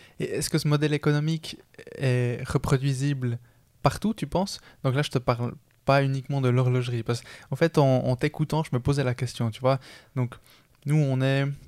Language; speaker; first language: French; non-native, fluent; Spanish